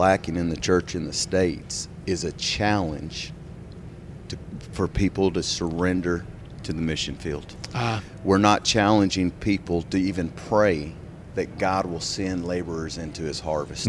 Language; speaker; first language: English; native; English